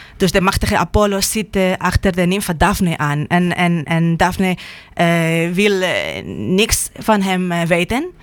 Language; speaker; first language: Dutch; non-native, fluent; Spanish